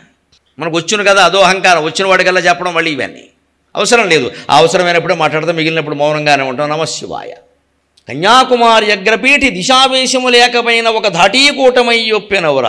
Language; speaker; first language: Telugu; native; Telugu